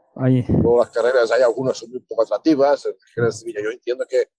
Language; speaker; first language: Spanish; early bilingual, other home language; Portuguese